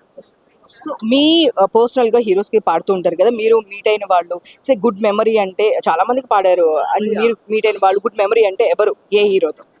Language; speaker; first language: Telugu; native; Telugu